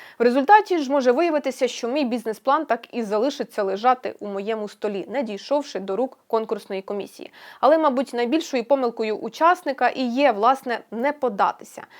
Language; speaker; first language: Ukrainian; native; Ukrainian